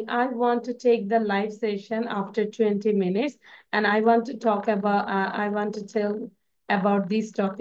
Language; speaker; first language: English; non-native, fluent; Bangla